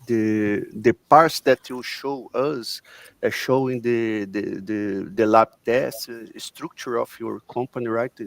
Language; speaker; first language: English; non-native, learner; Portuguese